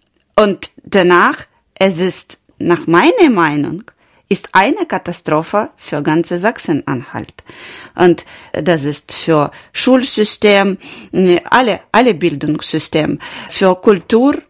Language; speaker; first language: German; non-native, learner; Ukrainian